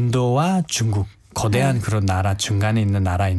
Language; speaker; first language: Korean; non-native, fluent; Nepali